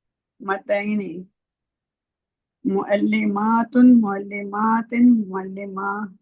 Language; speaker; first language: Arabic; non-native, learner; Urdu